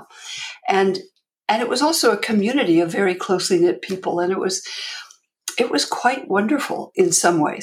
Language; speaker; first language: English; native; English